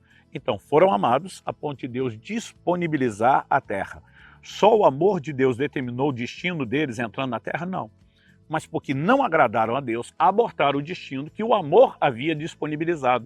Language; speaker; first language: Portuguese; native; Portuguese